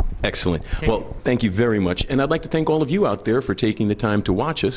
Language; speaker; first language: English; native; English